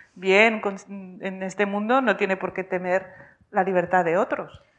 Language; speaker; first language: Spanish; native; Spanish